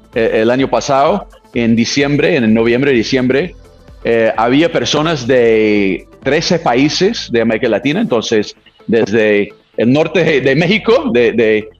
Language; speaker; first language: Spanish; non-native, fluent; English